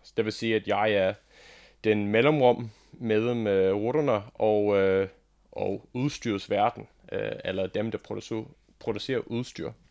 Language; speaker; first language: Danish; non-native, fluent; English